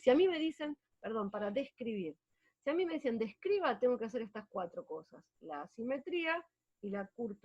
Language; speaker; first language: Spanish; native; Spanish